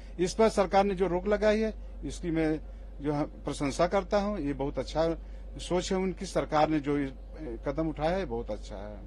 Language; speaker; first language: Hindi; native; Hindi